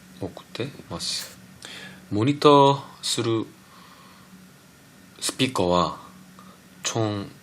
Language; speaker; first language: Japanese; non-native, fluent; Korean